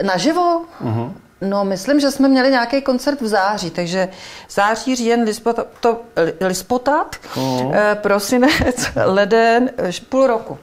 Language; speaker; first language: Czech; native; Czech